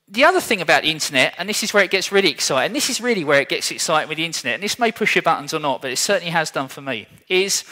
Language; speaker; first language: English; native; English